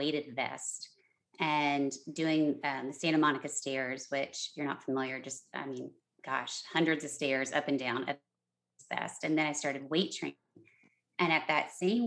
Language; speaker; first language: English; native; English